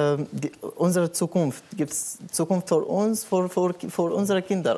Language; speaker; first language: German; non-native, learner; Arabic